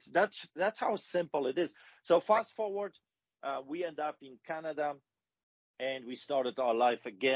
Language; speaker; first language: English; non-native, fluent; Polish